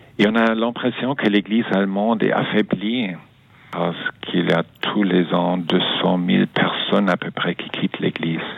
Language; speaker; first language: French; non-native, fluent; German